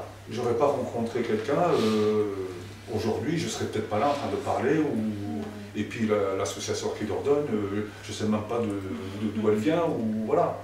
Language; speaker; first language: French; native; French